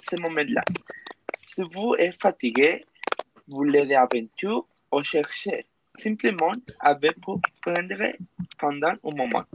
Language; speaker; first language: French; non-native, learner; Spanish